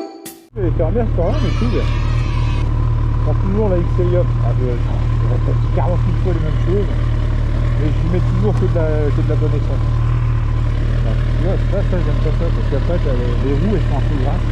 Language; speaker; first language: French; native; French